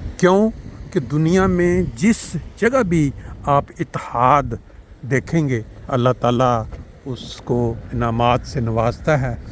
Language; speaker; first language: Urdu; non-native, local second language; Punjabi